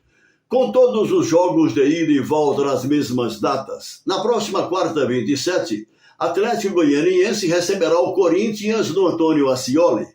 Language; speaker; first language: Portuguese; native; Portuguese